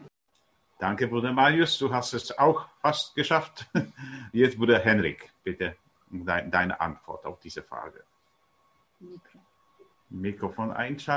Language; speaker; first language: German; non-native, fluent; Polish